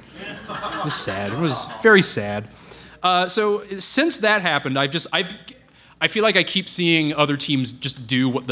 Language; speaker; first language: English; native; English